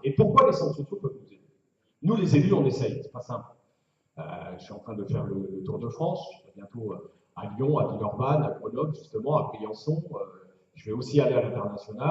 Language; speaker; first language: French; native; French